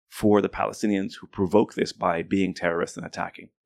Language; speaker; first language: English; early bilingual, other home language; Arabic